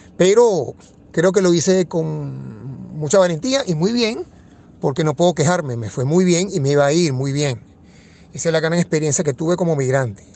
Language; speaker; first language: Spanish; native; Spanish